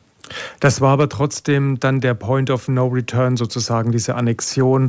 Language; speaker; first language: German; native; German